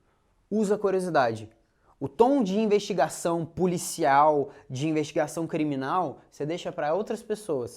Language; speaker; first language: Portuguese; native; Portuguese